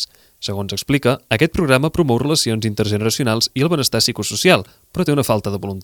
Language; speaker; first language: Catalan; native; Catalan